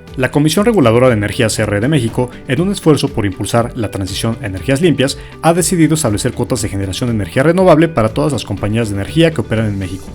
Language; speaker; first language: Spanish; native; Spanish